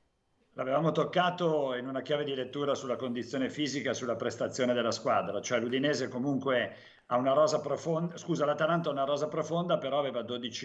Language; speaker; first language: Italian; native; Italian